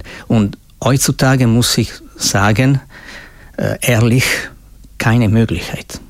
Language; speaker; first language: German; non-native, local second language; Italian